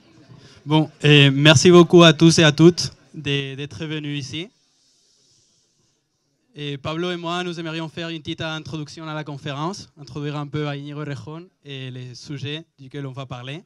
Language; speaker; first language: French; non-native, fluent; Spanish